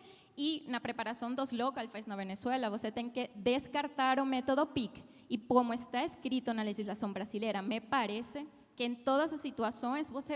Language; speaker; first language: Portuguese; non-native, fluent; Spanish